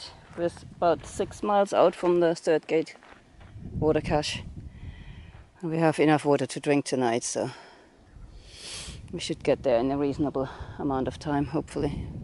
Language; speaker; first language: English; native; English